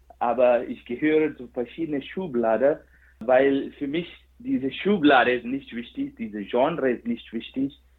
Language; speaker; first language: German; non-native, fluent; Kannada